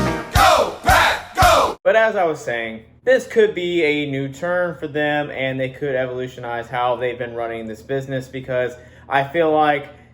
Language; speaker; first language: English; native; English